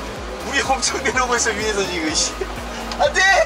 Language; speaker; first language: Korean; native; Korean